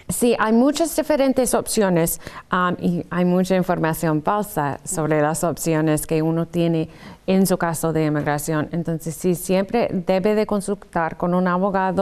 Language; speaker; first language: Spanish; non-native, fluent; English